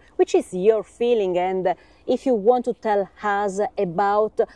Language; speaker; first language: English; non-native, learner; Italian